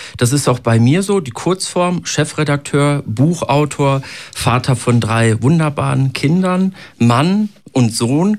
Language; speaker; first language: German; native; German